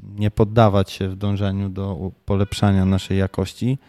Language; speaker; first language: Polish; native; Polish